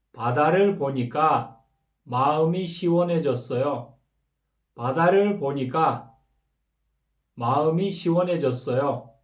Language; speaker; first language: Korean; non-native, fluent; Kyrgyz